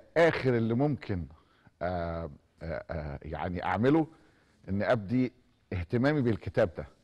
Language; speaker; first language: Arabic; native; Arabic